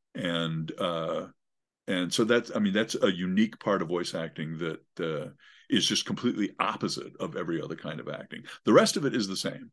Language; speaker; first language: English; native; English